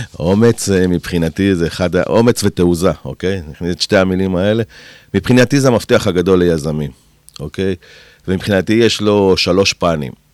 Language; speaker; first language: Hebrew; early bilingual, other home language; Spanish